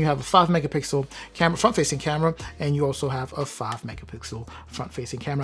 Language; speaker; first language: English; native; English